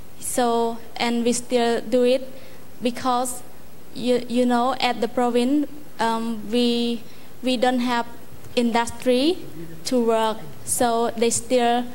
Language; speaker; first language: English; non-native, learner; Khmer